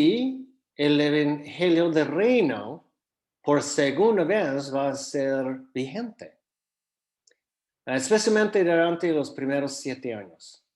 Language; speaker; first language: Spanish; non-native, fluent; English